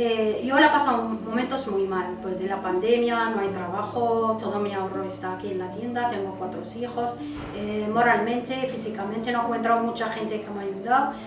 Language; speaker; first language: Spanish; non-native, local second language; Arabic